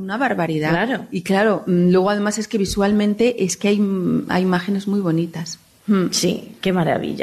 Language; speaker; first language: Spanish; native; Spanish